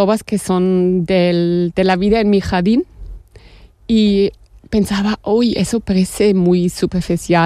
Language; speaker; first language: Spanish; non-native, fluent; German